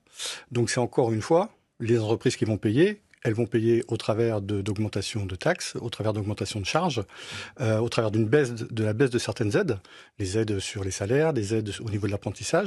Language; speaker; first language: French; native; French